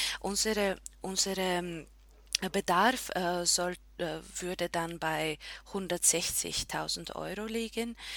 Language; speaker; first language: German; non-native, fluent; Slovak